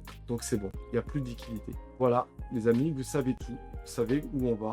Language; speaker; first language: French; native; French